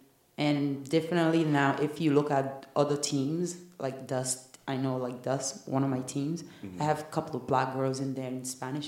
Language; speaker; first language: English; non-native, fluent; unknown